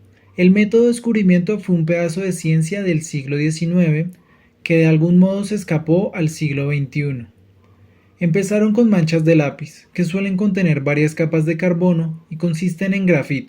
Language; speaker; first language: Spanish; native; Spanish